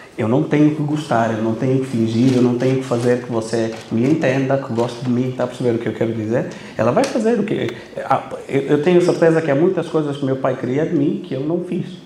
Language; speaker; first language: Portuguese; non-native, local second language; Kabuverdianu